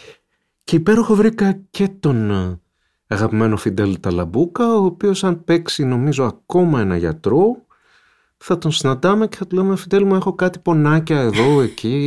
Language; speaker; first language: Greek; native; Greek